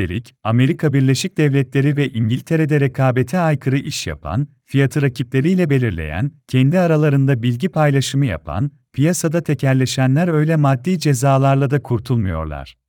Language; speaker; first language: Turkish; native; Turkish